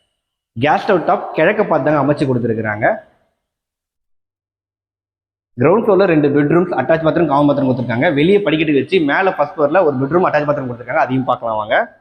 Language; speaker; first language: Tamil; native; Tamil